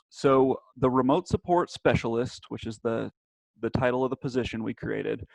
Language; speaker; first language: English; native; English